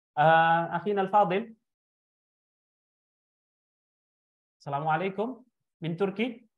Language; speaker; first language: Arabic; non-native, fluent; Indonesian